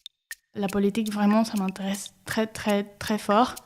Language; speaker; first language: French; non-native, fluent; Spanish